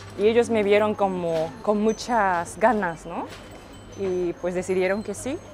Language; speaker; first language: Spanish; non-native, fluent; Japanese